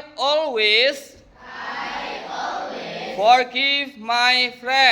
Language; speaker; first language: English; non-native, fluent; Indonesian